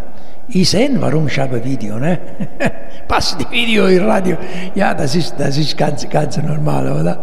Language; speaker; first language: German; non-native, fluent; Italian